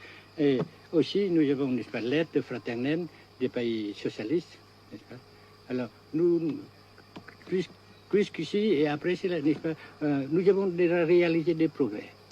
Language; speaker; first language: French; non-native, local second language; Vietnamese